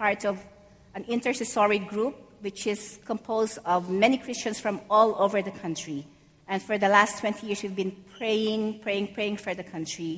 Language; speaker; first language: English; non-native, local second language; Filipino